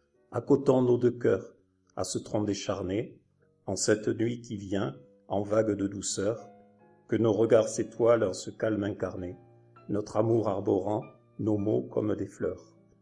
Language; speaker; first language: French; native; French